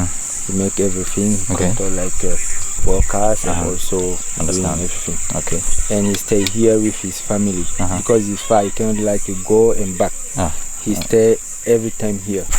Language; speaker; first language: English; non-native, learner; Sango